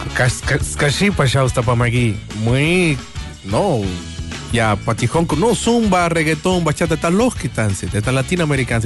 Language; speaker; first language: Russian; non-native, learner; Spanish